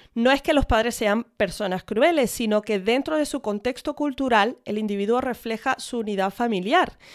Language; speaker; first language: Spanish; early bilingual, other home language; English